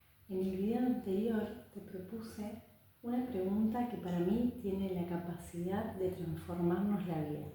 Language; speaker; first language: Spanish; native; Spanish